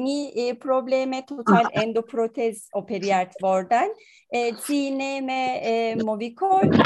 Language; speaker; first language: German; non-native, learner; Turkish